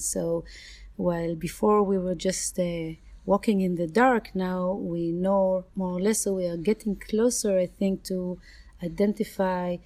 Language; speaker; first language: English; non-native, fluent; Hebrew